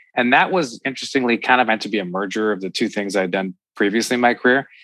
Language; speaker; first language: English; native; English